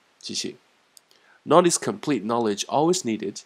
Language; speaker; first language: English; non-native, fluent; Chinese